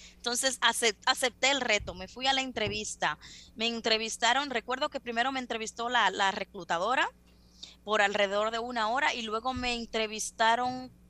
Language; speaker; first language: Spanish; native; Spanish